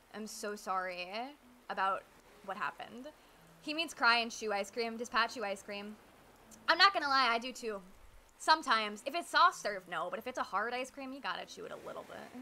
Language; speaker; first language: English; native; English